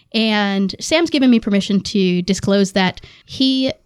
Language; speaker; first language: English; native; English